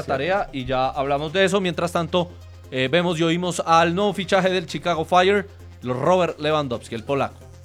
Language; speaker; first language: Spanish; native; Spanish